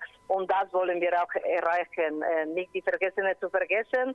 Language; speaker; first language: German; non-native, learner; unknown